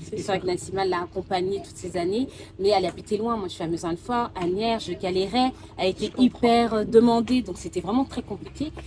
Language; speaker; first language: French; early bilingual, other home language; Soninke